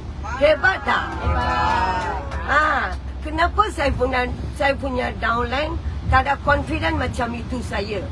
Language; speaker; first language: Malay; non-native, local second language; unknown